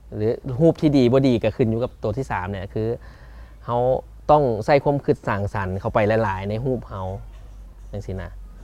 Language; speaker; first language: Lao; early bilingual, heritage; Lao